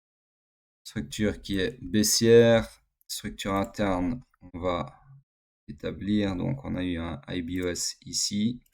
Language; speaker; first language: French; native; French